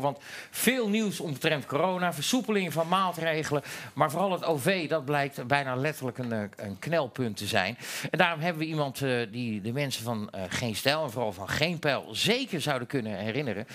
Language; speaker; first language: Dutch; native; Dutch